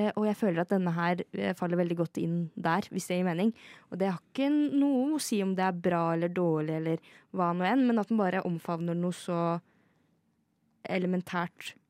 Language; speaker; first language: Norwegian; native; Norwegian